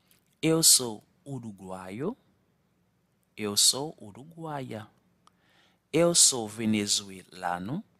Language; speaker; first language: Portuguese; non-native, fluent; Haitian Creole